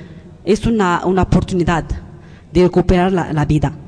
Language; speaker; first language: Spanish; non-native, learner; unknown